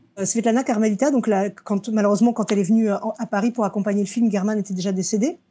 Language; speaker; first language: French; early bilingual, other home language; Russian